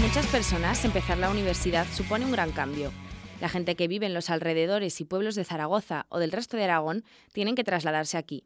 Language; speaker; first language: Spanish; native; Spanish